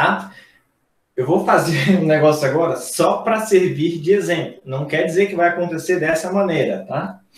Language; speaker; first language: Portuguese; native; Portuguese